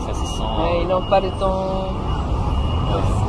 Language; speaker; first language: French; non-native, fluent; Japanese